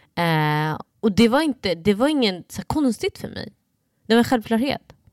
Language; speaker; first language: Swedish; early bilingual, other home language; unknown